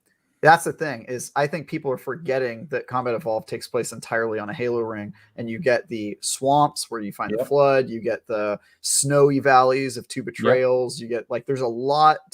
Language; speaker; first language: English; native; English